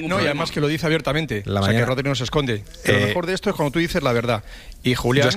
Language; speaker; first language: Spanish; native; Spanish